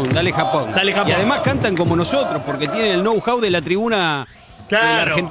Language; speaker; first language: Spanish; native; Spanish